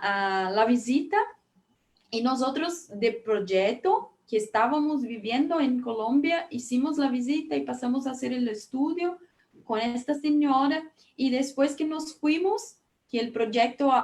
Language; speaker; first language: Spanish; non-native, fluent; Portuguese